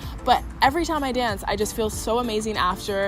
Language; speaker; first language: English; native; English